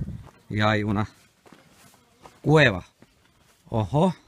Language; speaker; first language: Spanish; non-native, learner; Finnish